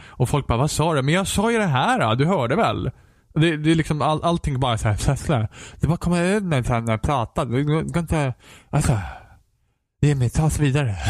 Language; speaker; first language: Swedish; native; Swedish